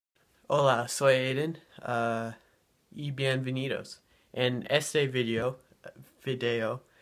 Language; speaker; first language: Spanish; non-native, learner; English